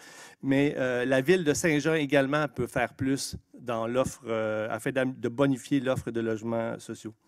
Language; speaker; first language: French; native; French